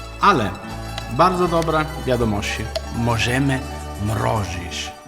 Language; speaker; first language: Polish; non-native, learner; Italian